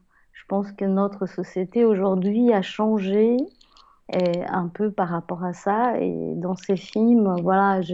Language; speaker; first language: French; non-native, fluent; Portuguese